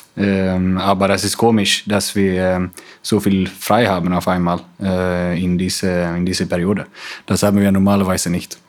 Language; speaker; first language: German; non-native, fluent; Swedish